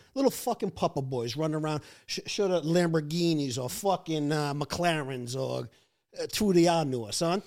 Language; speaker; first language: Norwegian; non-native, fluent; English